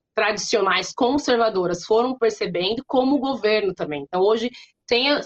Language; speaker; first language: Portuguese; native; Portuguese